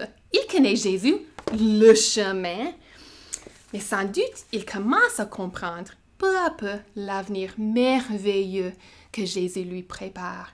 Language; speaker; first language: French; native; French